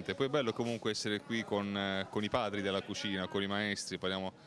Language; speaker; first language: Italian; native; Italian